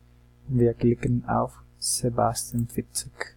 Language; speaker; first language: German; non-native, learner; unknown